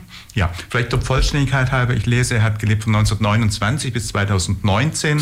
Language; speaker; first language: German; native; German